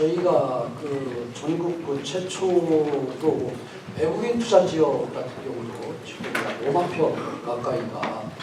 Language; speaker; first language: Korean; native; Korean